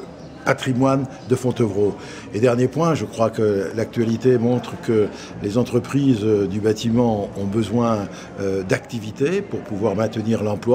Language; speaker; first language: French; native; French